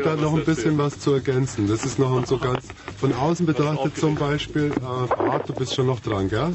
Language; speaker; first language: German; native; German